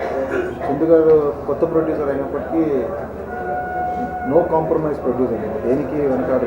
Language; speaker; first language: Telugu; native; Telugu